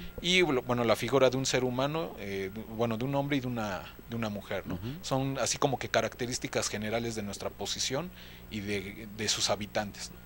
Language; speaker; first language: Spanish; native; Spanish